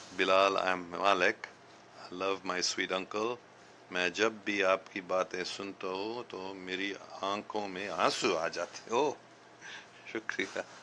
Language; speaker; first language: Urdu; early bilingual, other home language; English